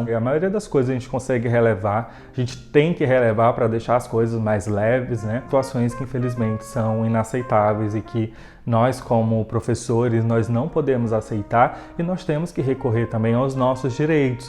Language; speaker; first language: Portuguese; native; Portuguese